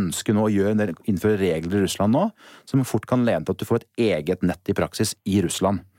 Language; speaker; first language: Norwegian; native; Norwegian